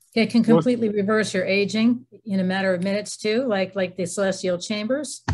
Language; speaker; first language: English; native; English